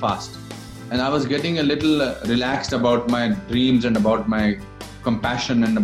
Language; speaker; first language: English; non-native, local second language; Hindi